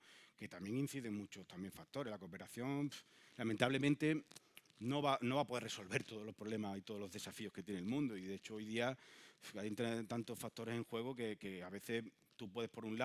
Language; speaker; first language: Spanish; native; Spanish